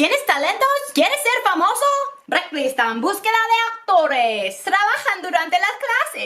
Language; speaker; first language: Spanish; non-native, fluent; English